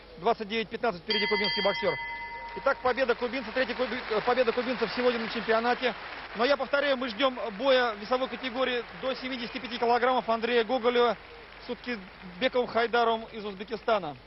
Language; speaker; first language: Russian; native; Russian